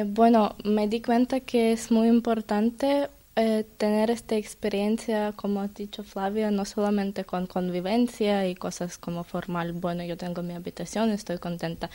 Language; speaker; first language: Spanish; non-native, learner; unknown